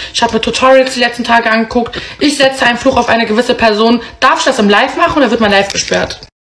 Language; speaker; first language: German; early bilingual, other home language; Arabic